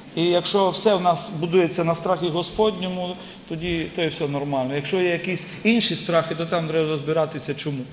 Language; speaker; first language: Ukrainian; native; Ukrainian